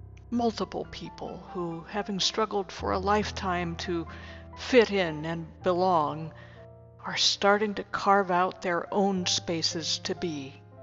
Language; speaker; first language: English; native; English